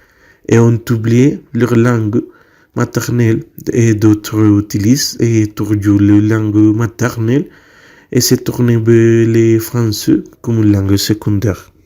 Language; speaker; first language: French; non-native, learner; Spanish